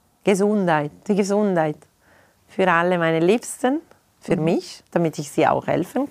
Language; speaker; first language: German; non-native, local second language; Italian